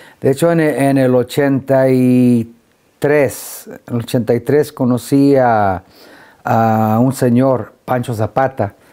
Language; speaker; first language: Spanish; early bilingual, heritage; Spanish